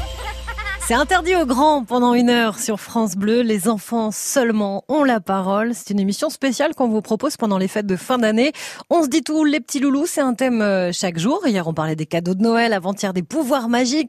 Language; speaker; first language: French; native; French